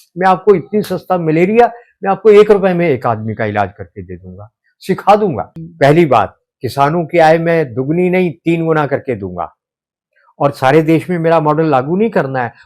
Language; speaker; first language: Hindi; native; Hindi